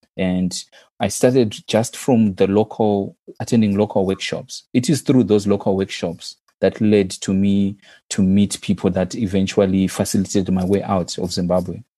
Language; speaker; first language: English; non-native, local second language; Shona